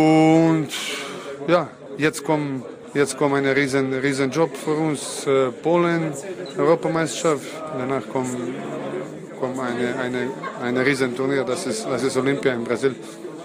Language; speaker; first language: German; non-native, learner; Croatian